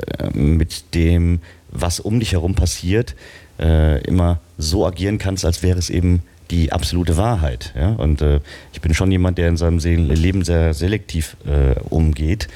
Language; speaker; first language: German; native; German